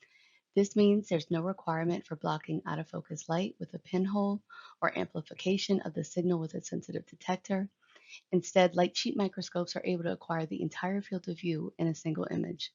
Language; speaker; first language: English; native; English